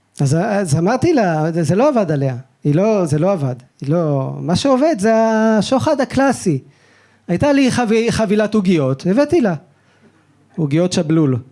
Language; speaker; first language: Hebrew; early bilingual, other home language; French